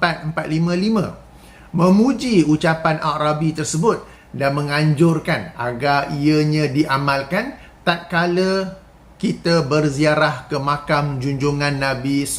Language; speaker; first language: Malay; native; Malay